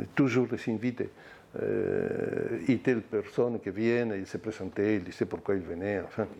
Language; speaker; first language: French; non-native, fluent; Spanish